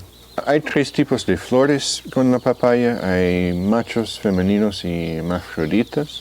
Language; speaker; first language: Spanish; non-native, fluent; English